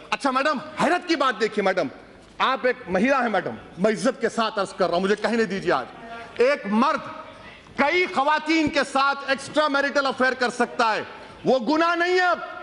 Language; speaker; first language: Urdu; native; Urdu